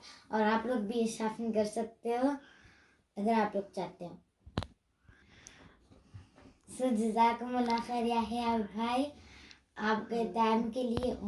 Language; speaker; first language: Hindi; early bilingual, heritage; Hindi